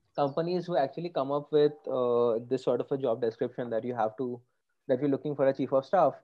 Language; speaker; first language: English; non-native, local second language; Bangla